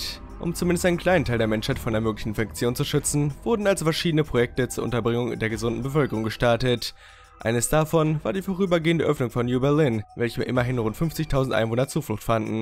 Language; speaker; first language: German; native; German